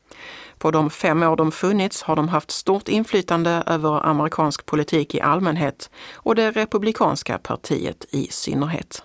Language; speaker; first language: Swedish; native; Swedish